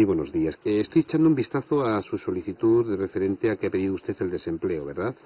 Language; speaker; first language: Spanish; native; Spanish